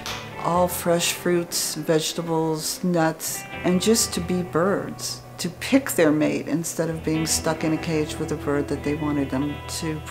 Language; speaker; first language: English; native; English